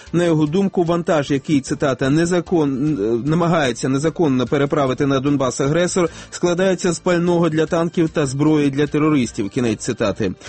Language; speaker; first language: Ukrainian; native; Ukrainian